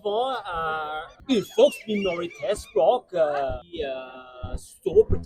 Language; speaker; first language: Norwegian; non-native, learner; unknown